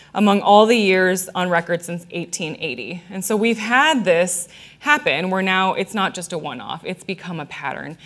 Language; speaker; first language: English; native; English